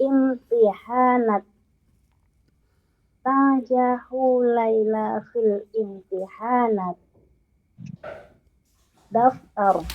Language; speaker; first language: Arabic; non-native, learner; Indonesian